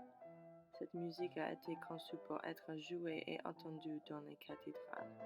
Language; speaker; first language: French; non-native, learner; English